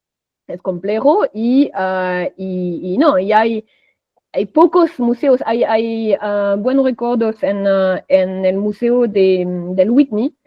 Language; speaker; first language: Spanish; non-native, fluent; French